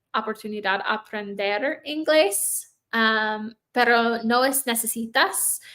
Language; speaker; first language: Spanish; non-native, learner; English